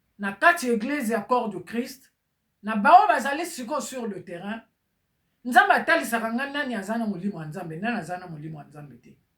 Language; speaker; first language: Lingala; native; Lingala